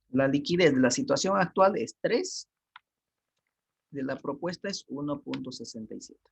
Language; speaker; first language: Spanish; native; Spanish